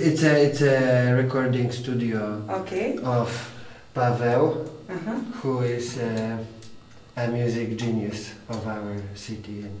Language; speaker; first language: English; non-native, fluent; Polish